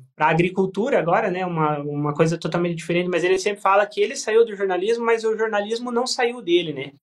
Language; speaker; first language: Portuguese; native; Portuguese